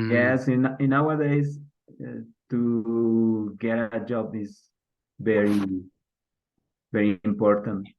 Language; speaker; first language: English; non-native, learner; Spanish